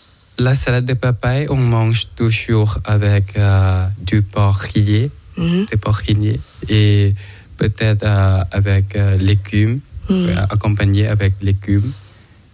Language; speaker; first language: French; non-native, learner; Thai